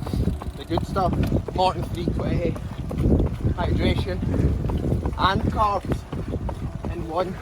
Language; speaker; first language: English; native; English